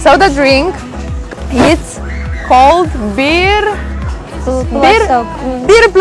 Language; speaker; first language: English; non-native, fluent; Romanian